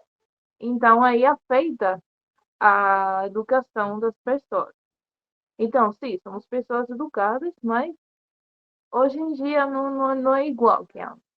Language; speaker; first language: Portuguese; non-native, learner; Spanish